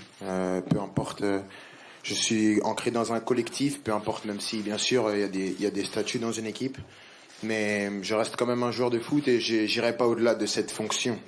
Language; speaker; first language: French; native; French